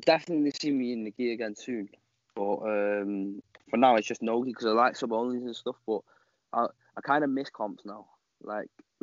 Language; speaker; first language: English; native; English